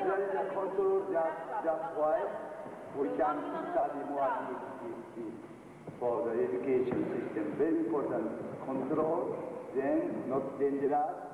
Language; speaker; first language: English; non-native, learner; Japanese